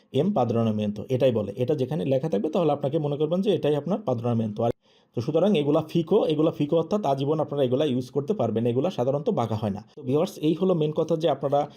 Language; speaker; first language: Bangla; native; Bangla